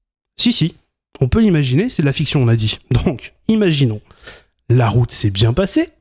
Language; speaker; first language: French; native; French